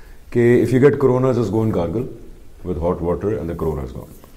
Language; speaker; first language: English; non-native, local second language; Urdu